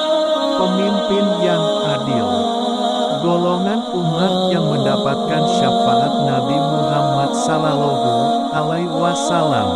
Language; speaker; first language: Indonesian; native; Indonesian